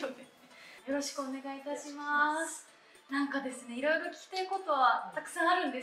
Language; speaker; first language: Japanese; native; Japanese